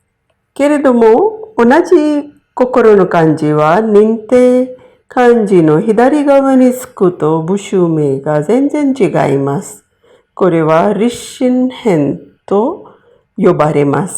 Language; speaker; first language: Japanese; non-native, fluent; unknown